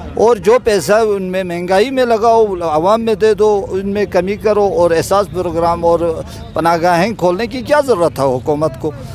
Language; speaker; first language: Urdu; non-native, local second language; Balti